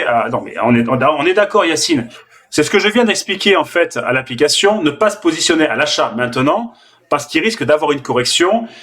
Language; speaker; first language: French; native; French